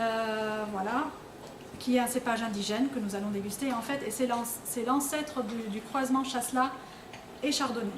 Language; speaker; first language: French; non-native, local second language; Arabic